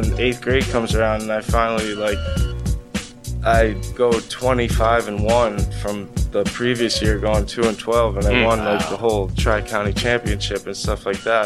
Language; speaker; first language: English; native; English